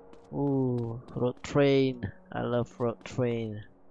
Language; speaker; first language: English; non-native, learner; Indonesian